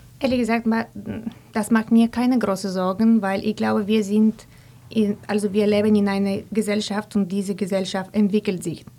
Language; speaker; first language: German; non-native, fluent; Bulgarian